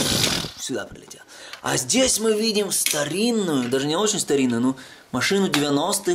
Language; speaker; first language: Russian; native; Russian